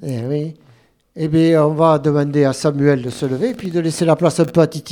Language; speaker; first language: French; native; French